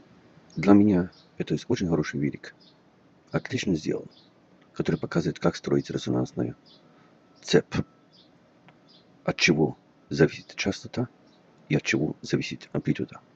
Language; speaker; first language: Russian; non-native, learner; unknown